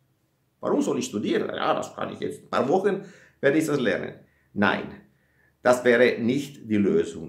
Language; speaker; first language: German; non-native, fluent; Italian